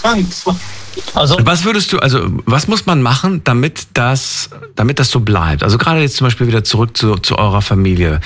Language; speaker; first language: German; native; German